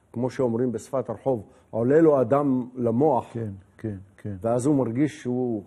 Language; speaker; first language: Hebrew; native; Hebrew